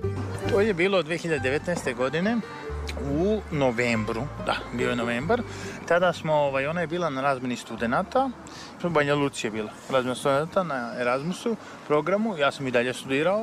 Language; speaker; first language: Serbian; native; Serbian